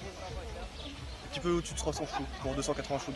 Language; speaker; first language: French; native; French